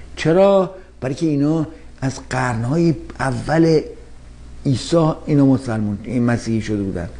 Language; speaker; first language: Persian; native; Persian